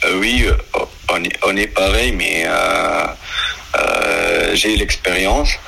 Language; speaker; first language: French; non-native, local second language; Arabic